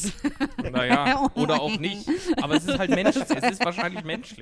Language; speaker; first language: German; native; German